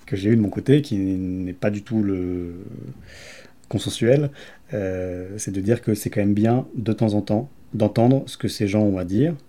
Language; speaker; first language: French; native; French